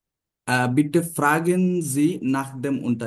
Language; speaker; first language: German; non-native, fluent; Bangla